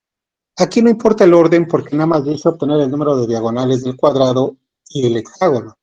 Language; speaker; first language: Spanish; native; Spanish